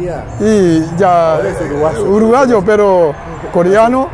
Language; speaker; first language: Spanish; non-native, learner; Korean